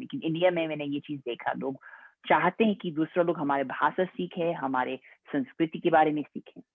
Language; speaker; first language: Hindi; non-native, fluent; English